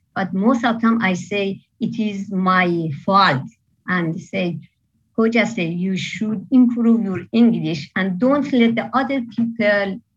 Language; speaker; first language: English; non-native, fluent; Persian